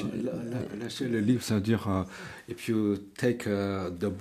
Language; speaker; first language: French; native; French